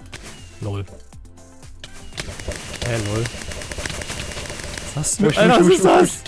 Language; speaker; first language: German; native; German